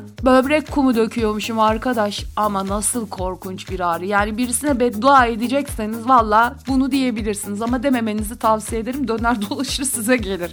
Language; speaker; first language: Turkish; native; Turkish